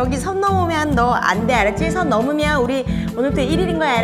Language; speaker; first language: Korean; native; Korean